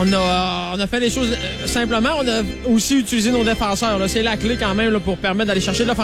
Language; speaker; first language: French; native; French